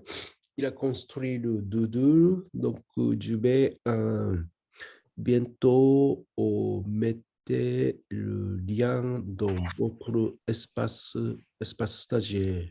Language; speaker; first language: French; non-native, learner; Japanese